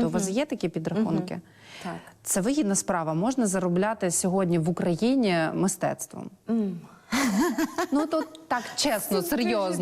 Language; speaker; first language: Ukrainian; native; Ukrainian